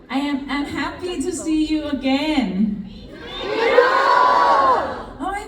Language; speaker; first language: English; non-native, fluent; Thai